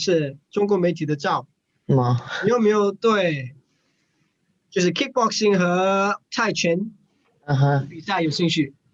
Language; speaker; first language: Chinese; non-native, fluent; English